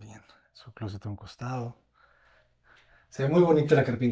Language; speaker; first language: Spanish; native; Spanish